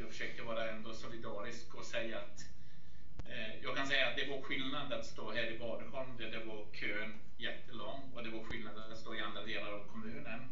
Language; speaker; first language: Swedish; non-native, fluent; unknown